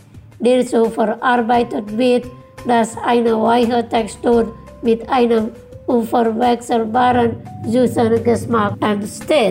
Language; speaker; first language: German; non-native, fluent; Indonesian